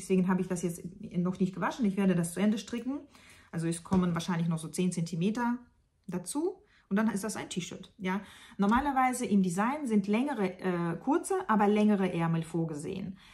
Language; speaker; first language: German; non-native, fluent; Russian